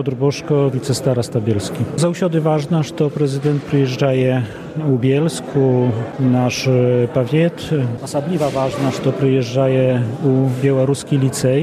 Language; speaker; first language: Polish; non-native, local second language; Belarusian